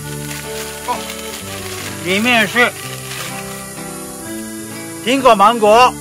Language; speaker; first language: Chinese; non-native, fluent; Japanese